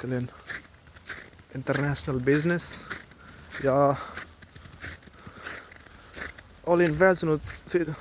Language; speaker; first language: Finnish; non-native, learner; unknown